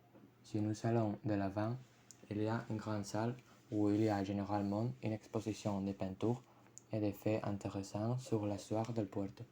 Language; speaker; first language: French; non-native, fluent; Spanish